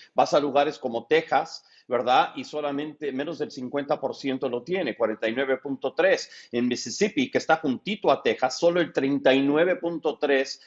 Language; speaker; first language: Spanish; early bilingual, heritage; Spanish